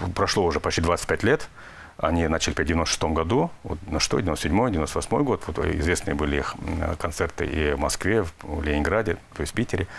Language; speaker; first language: Russian; native; Russian